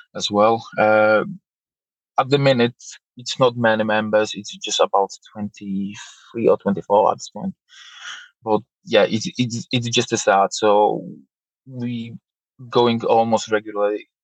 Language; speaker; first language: English; non-native, fluent; Polish